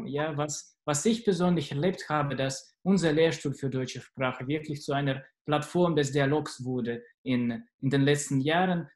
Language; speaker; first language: German; non-native, fluent; Russian